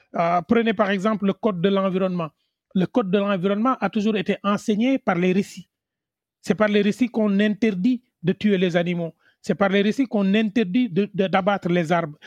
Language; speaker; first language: French; non-native, local second language; Wolof